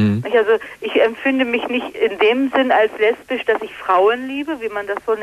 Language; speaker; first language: German; native; German